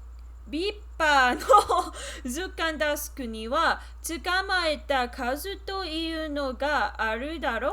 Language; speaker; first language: Japanese; non-native, learner; English